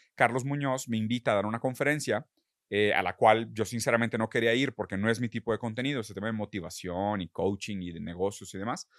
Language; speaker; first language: Spanish; early bilingual, other home language; Portuguese